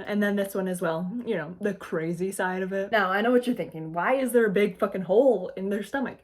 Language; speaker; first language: English; native; English